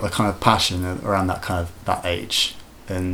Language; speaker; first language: English; native; English